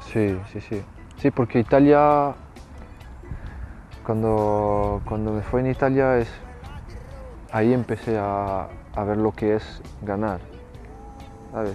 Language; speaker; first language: Spanish; non-native, fluent; French